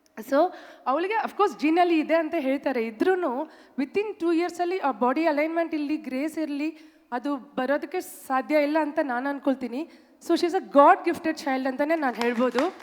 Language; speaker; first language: Kannada; non-native, local second language; Tamil